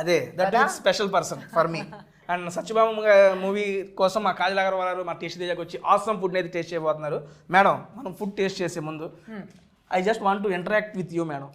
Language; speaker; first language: Telugu; native; Telugu